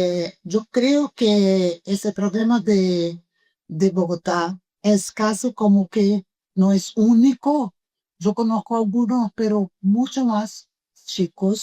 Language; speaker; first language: Spanish; non-native, fluent; Portuguese